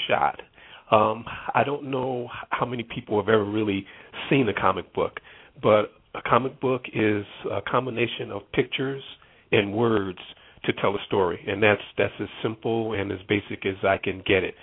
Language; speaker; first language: English; native; English